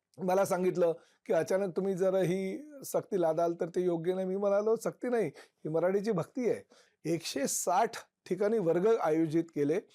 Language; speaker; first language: Marathi; native; Marathi